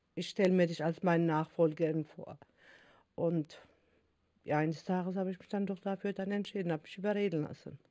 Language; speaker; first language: German; early bilingual, other home language; Turkish